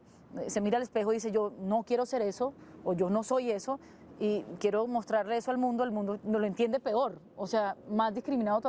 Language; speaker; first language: Spanish; native; Spanish